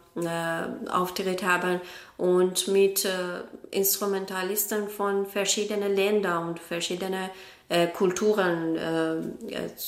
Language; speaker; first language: German; non-native, learner; Persian